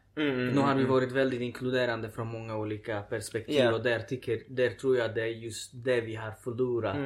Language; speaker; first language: Swedish; early bilingual, other home language; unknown